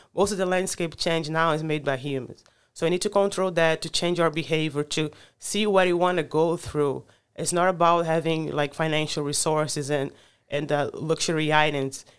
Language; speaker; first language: English; non-native, fluent; Portuguese